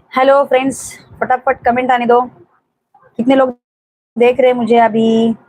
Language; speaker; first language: Hindi; non-native, local second language; Marathi